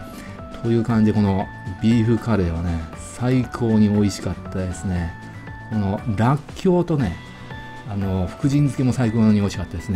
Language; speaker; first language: Japanese; native; Japanese